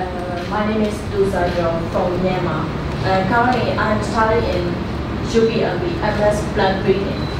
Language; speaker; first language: English; non-native, learner; Burmese